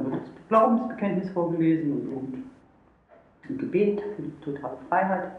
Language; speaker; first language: German; native; German